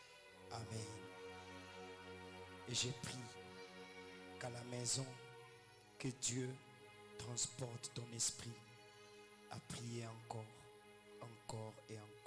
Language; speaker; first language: French; non-native, local second language; Lingala